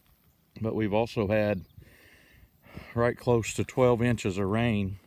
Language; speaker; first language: English; native; English